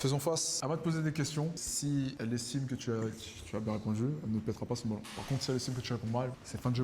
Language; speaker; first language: French; native; French